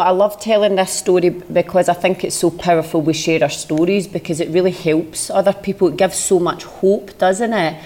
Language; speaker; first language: English; native; English